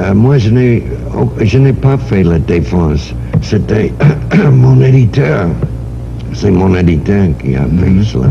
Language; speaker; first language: French; non-native, fluent; English